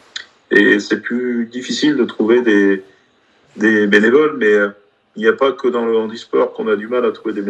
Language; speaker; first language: French; native; French